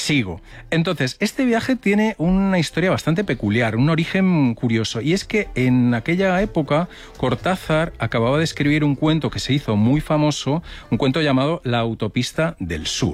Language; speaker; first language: Spanish; native; Spanish